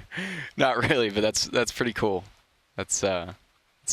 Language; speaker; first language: English; native; English